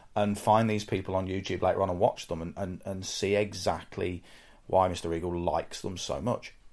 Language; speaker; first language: English; native; English